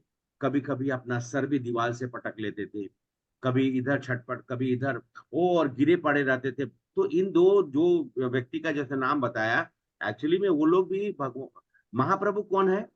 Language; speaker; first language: Hindi; native; Hindi